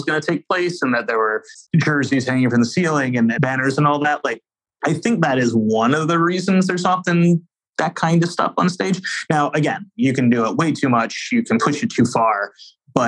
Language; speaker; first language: English; native; English